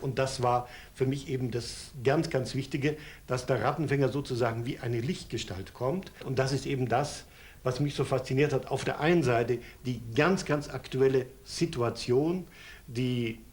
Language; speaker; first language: German; native; German